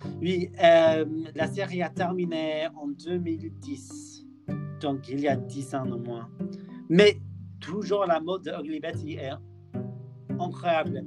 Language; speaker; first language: French; non-native, learner; English